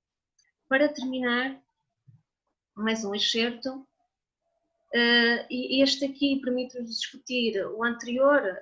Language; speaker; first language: Portuguese; native; Portuguese